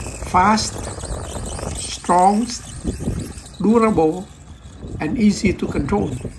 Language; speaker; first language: English; non-native, learner; Vietnamese